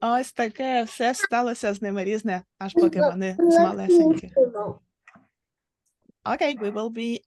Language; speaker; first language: Ukrainian; native; Ukrainian